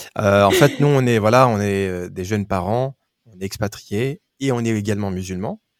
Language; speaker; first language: French; native; French